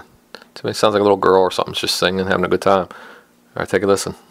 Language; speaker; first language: English; native; English